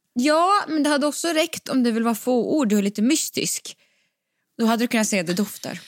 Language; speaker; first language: Swedish; native; Swedish